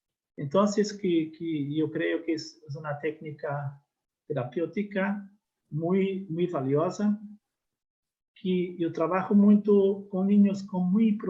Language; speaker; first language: Spanish; non-native, learner; Portuguese